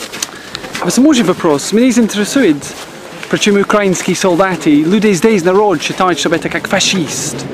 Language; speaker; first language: Russian; non-native, learner; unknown